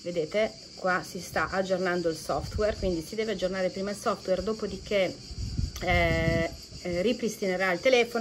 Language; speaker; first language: Italian; native; Italian